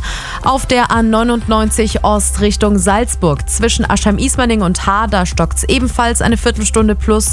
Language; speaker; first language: German; native; German